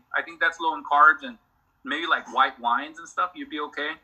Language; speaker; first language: English; early bilingual, other home language; Spanish